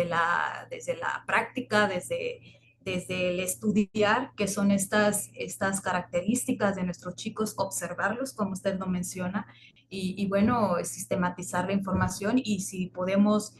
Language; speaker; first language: Spanish; native; Spanish